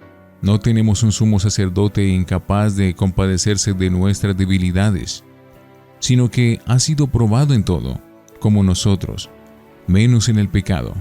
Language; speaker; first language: Spanish; native; Spanish